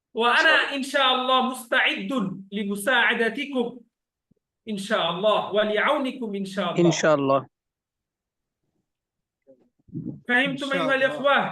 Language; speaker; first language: Arabic; non-native, fluent; Bangla